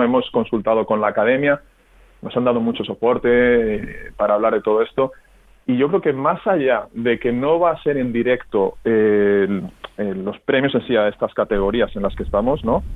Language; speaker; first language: Spanish; native; Spanish